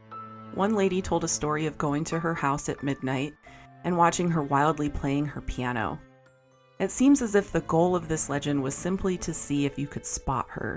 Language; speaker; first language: English; native; English